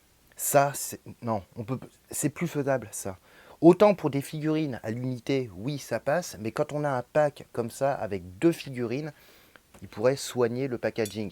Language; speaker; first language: French; native; French